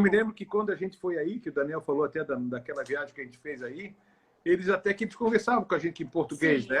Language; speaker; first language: Portuguese; native; Portuguese